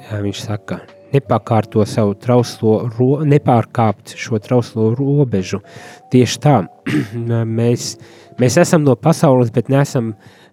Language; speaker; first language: Latvian; native; Latvian